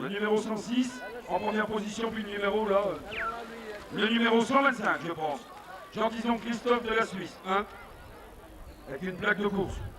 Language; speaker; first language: French; native; French